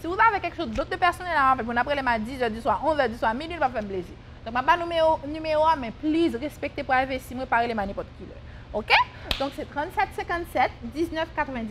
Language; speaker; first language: French; non-native, local second language; Haitian Creole